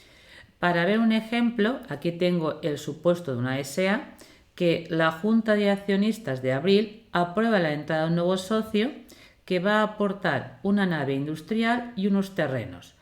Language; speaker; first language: Spanish; native; Spanish